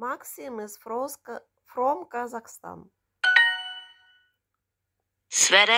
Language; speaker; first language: English; non-native, fluent; Russian